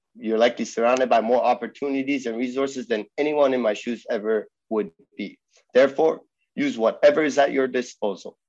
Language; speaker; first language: English; early bilingual, other home language; Persian